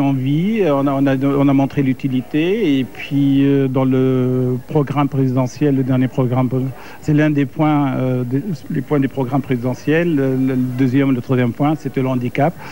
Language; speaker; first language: French; non-native, local second language; Arabic